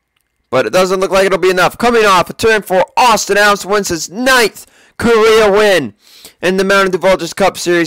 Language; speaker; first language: English; native; English